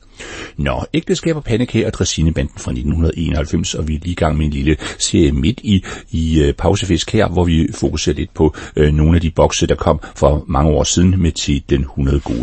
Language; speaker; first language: Danish; native; Danish